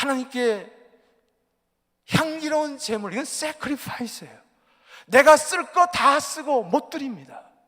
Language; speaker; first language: Korean; native; Korean